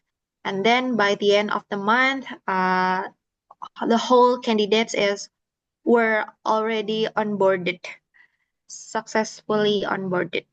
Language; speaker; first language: English; non-native, learner; Indonesian